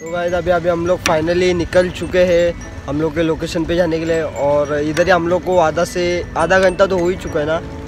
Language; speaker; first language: Hindi; non-native, local second language; Marathi